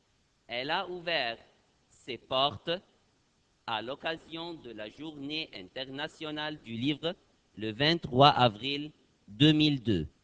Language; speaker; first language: French; non-native, fluent; Arabic